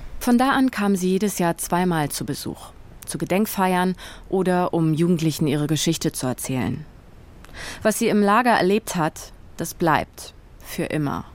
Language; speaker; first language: German; native; German